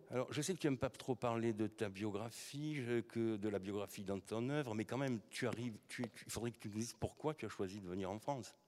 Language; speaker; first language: French; native; French